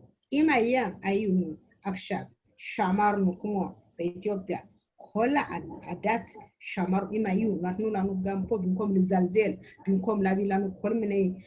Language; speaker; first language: Hebrew; non-native, learner; Amharic